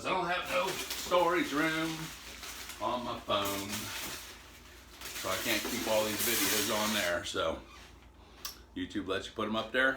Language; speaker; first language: English; native; English